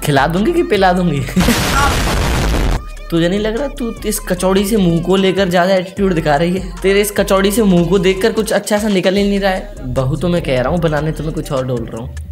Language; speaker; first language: Hindi; native; Hindi